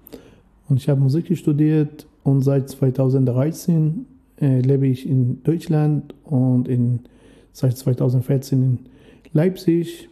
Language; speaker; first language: German; non-native, fluent; Persian